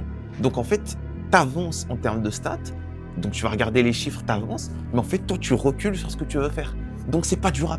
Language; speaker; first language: French; native; French